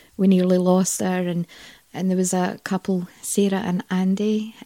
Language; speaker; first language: English; native; English